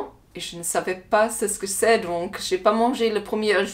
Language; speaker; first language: French; non-native, learner; German